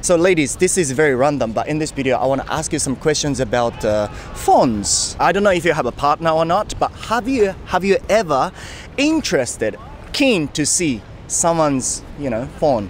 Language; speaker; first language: English; non-native, fluent; Japanese